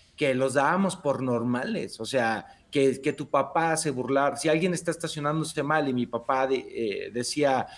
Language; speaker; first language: Spanish; native; Spanish